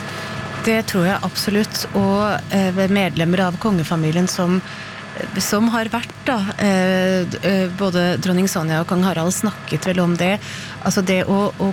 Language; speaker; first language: Norwegian; native; Norwegian